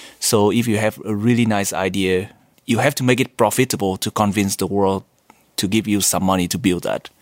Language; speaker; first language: English; non-native, fluent; Vietnamese